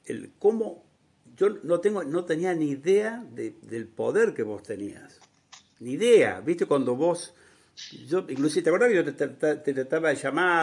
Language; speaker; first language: Spanish; native; Spanish